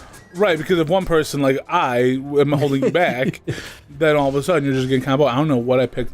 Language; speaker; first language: English; native; English